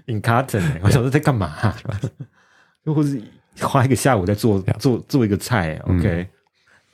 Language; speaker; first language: German; non-native, learner; Chinese